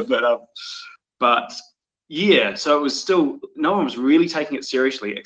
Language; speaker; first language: English; native; English